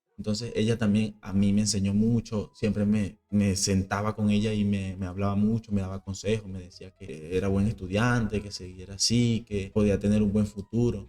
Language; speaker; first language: Spanish; native; Spanish